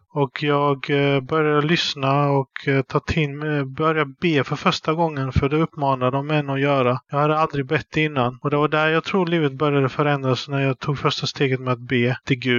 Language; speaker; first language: Swedish; early bilingual, other home language; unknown